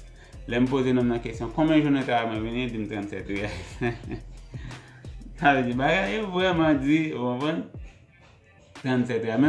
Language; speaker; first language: French; non-native, local second language; Haitian Creole